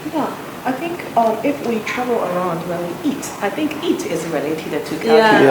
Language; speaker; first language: English; non-native, fluent; Chinese